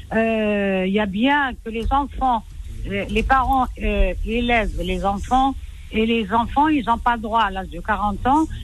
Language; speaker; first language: French; non-native, local second language; Arabic